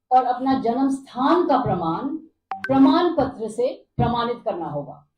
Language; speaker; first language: Hindi; non-native, local second language; Bangla